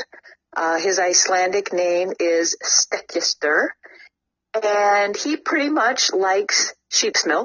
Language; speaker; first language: English; native; English